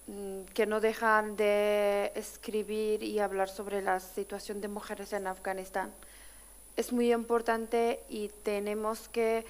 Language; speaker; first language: Spanish; non-native, fluent; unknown